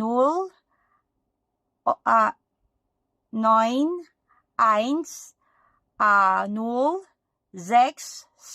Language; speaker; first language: German; non-native, learner; Filipino